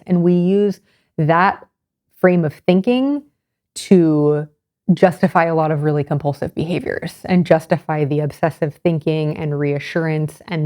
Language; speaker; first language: English; native; English